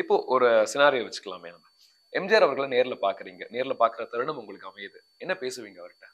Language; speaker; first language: Tamil; native; Tamil